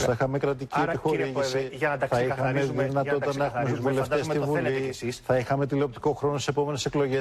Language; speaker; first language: Greek; native; Greek